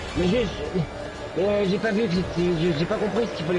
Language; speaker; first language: French; native; French